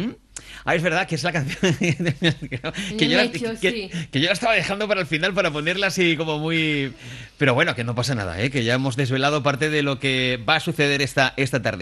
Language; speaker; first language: Spanish; native; Spanish